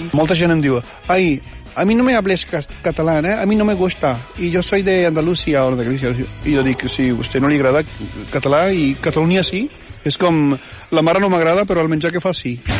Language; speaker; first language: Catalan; non-native, fluent; Punjabi